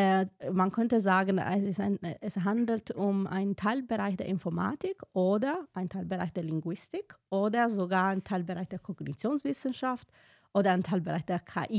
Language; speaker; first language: German; non-native, fluent; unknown